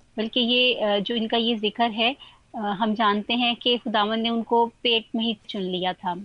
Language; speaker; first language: Urdu; non-native, local second language; Punjabi